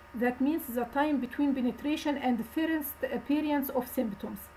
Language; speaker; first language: English; non-native, fluent; Arabic